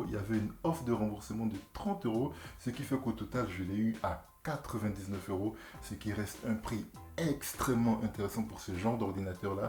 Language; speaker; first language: French; native; French